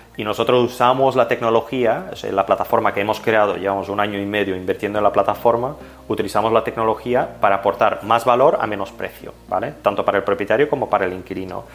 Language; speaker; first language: Spanish; non-native, fluent; Dutch